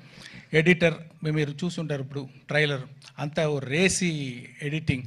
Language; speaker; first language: Telugu; non-native, fluent; Tamil